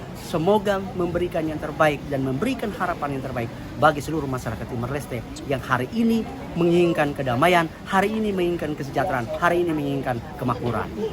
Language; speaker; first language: Indonesian; non-native, local second language; Tetum